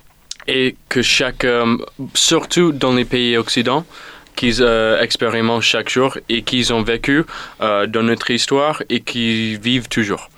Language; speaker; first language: French; non-native, fluent; English